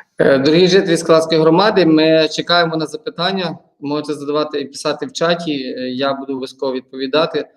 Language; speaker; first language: Ukrainian; native; Ukrainian